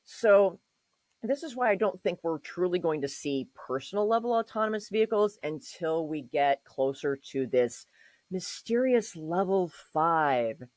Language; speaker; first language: English; native; English